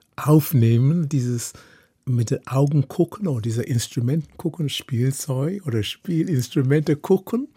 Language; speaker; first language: German; non-native, fluent; Yoruba